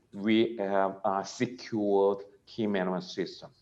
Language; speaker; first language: English; non-native, learner; Korean